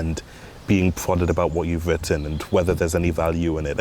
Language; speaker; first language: English; native; English